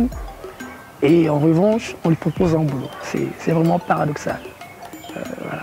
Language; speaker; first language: French; non-native, local second language; Lingala